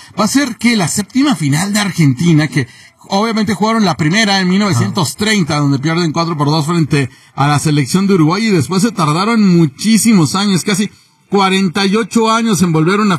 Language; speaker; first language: Spanish; native; Spanish